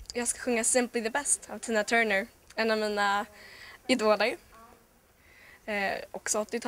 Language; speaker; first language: Swedish; native; Swedish